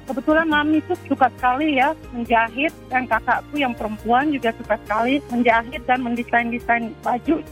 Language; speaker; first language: Indonesian; native; Indonesian